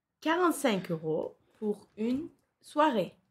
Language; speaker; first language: French; non-native, fluent; Turkish